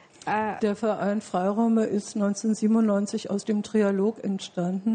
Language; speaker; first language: German; native; German